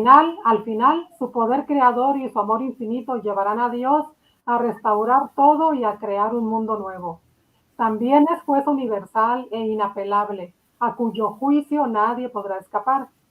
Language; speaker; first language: Spanish; native; Spanish